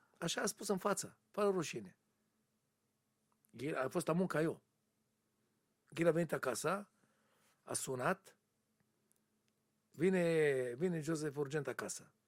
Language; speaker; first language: Romanian; non-native, learner; Hebrew